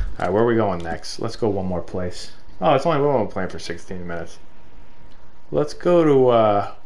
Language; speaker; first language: English; native; English